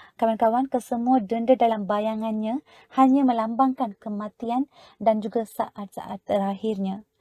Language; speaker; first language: Malay; non-native, local second language; Tamil